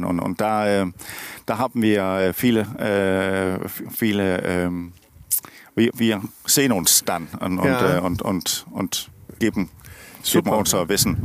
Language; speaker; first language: German; non-native, learner; Danish